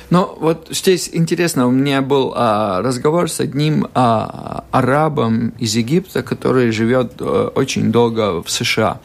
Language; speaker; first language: Russian; non-native, local second language; Latvian